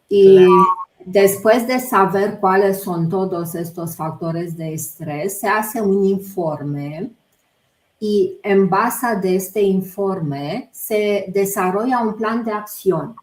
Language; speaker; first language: Spanish; non-native, fluent; Romanian